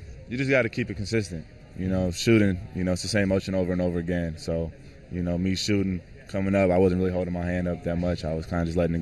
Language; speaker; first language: English; native; English